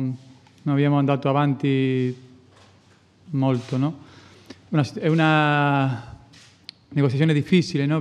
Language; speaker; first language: Italian; non-native, fluent; Spanish